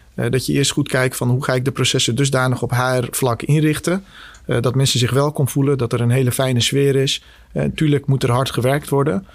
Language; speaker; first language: Dutch; early bilingual, other home language; Albanian